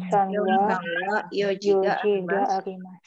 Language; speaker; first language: Japanese; non-native, learner; Indonesian